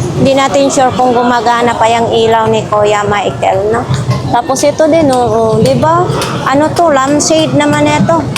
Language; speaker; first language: Filipino; non-native, local second language; Cebuano